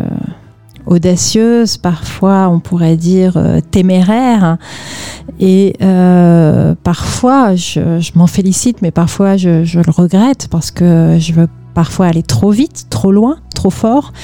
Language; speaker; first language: French; native; French